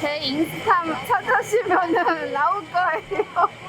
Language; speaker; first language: Korean; non-native, fluent; Chinese